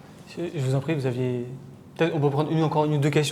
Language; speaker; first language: French; native; French